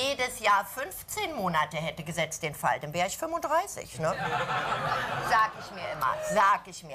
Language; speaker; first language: German; native; German